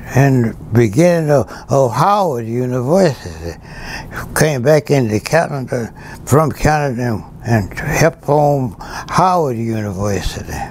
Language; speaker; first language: English; native; English